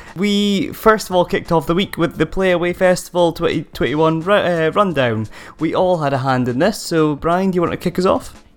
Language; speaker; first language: English; native; English